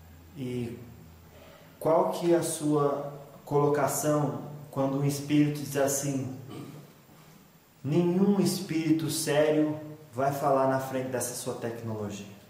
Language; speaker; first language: Portuguese; native; Portuguese